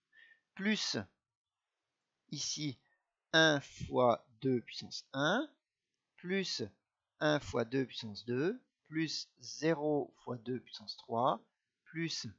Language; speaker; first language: French; native; French